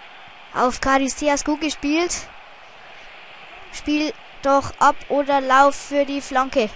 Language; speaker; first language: German; native; German